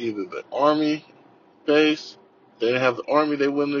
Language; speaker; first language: English; native; English